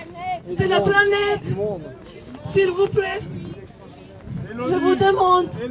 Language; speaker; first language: French; non-native, learner; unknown